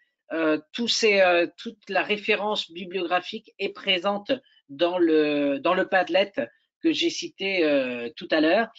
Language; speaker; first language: French; native; French